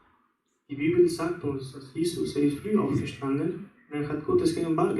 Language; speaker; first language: German; non-native, fluent; Spanish